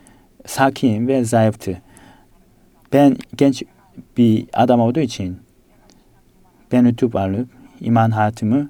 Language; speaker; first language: Turkish; non-native, fluent; Korean